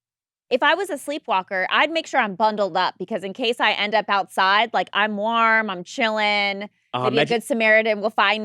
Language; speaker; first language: English; native; English